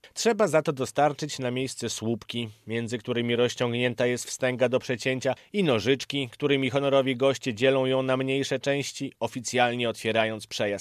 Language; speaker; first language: Polish; native; Polish